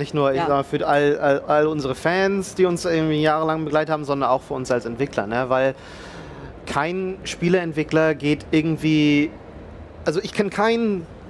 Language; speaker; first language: German; native; German